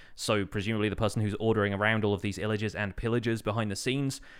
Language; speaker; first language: English; native; English